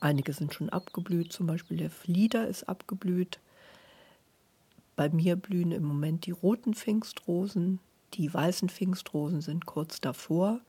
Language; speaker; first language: German; native; German